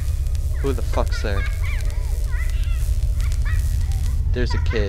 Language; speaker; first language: English; native; English